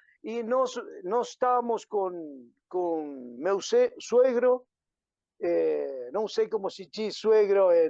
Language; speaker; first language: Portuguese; non-native, learner; Spanish